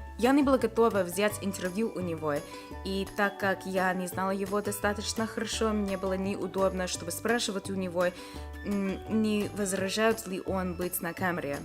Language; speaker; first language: Russian; non-native, learner; English